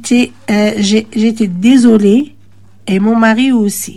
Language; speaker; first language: French; non-native, local second language; Arabic